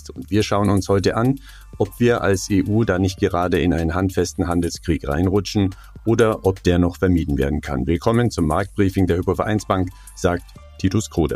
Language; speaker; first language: German; native; German